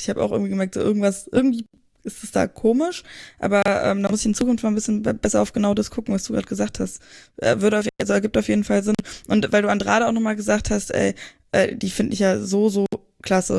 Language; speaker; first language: German; native; German